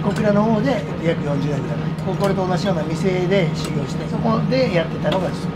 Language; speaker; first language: Japanese; native; Japanese